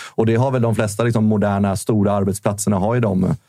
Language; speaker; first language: Swedish; non-native, fluent; Icelandic